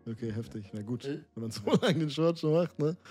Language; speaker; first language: German; native; German